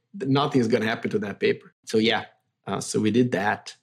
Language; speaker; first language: English; non-native, fluent; Portuguese